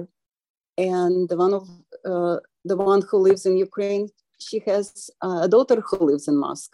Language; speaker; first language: English; non-native, fluent; Ukrainian